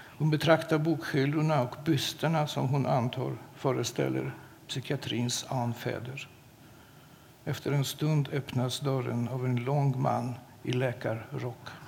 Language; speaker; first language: Swedish; non-native, fluent; Polish